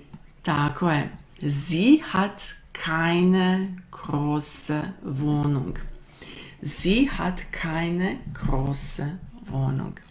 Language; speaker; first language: German; non-native, fluent; Croatian